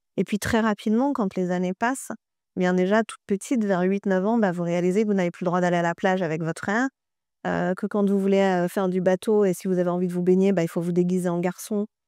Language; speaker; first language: French; early bilingual, other home language; Persian